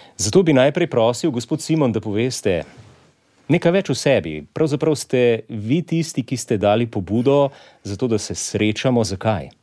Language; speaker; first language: Slovenian; native; Slovenian